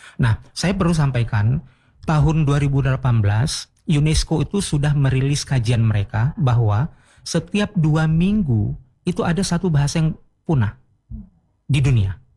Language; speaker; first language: Indonesian; native; Indonesian